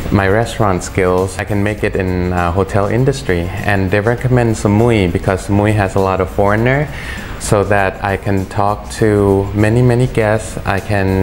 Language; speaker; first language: English; early bilingual, other home language; Thai